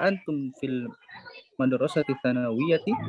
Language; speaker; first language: Arabic; non-native, learner; Indonesian